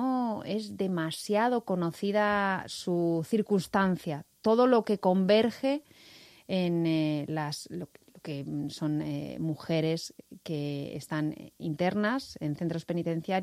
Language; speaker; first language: Spanish; native; Spanish